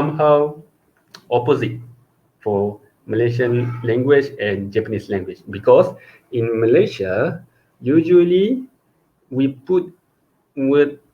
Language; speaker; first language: English; non-native, local second language; Malay